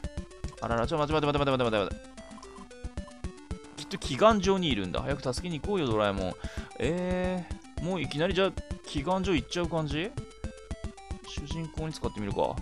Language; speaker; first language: Japanese; native; Japanese